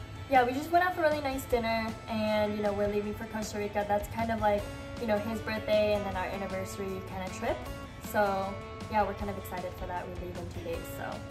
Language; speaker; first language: English; early bilingual, other home language; Japanese